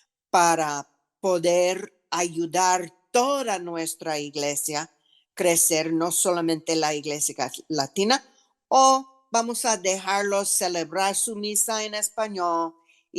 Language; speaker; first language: Spanish; non-native, fluent; English